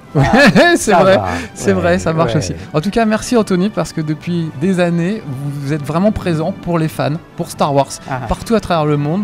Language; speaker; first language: French; native; French